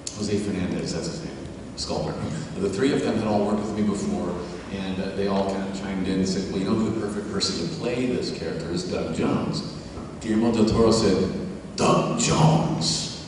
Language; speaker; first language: English; native; English